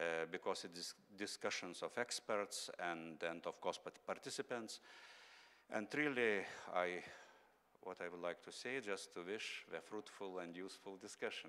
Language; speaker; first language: English; non-native, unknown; Lithuanian